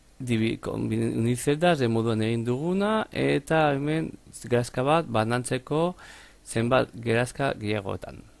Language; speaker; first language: Basque; native; Basque